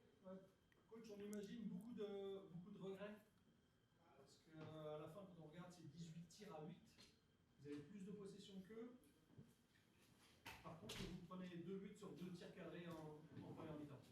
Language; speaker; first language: French; native; French